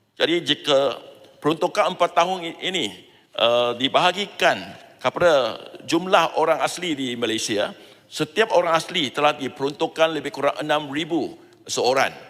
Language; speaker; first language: Malay; non-native, local second language; Chinese